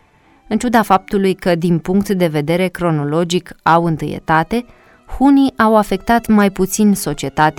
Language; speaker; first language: Romanian; native; Romanian